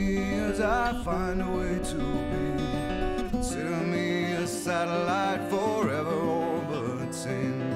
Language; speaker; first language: Chinese; native; Chinese